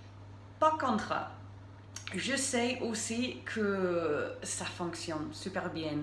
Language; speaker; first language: French; non-native, fluent; English